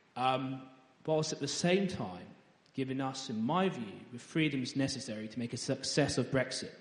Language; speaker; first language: English; native; English